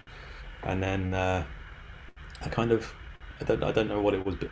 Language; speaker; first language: English; native; English